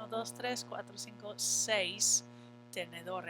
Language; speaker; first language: Spanish; non-native, fluent; English